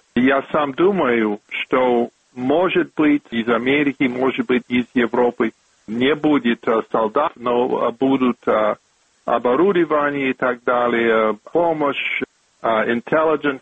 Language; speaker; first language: Russian; non-native, fluent; English